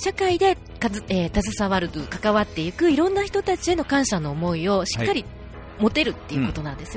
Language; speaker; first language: Japanese; native; Japanese